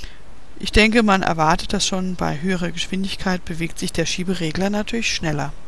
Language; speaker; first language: German; native; German